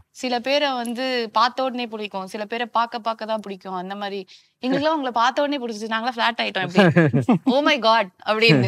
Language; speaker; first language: Tamil; native; Tamil